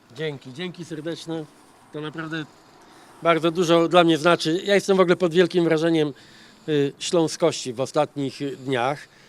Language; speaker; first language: Polish; native; Polish